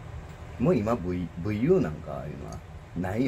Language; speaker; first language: Japanese; native; Japanese